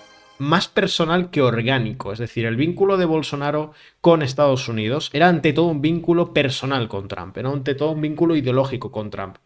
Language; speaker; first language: Spanish; native; Spanish